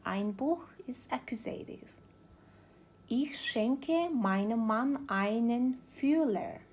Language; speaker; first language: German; non-native, learner; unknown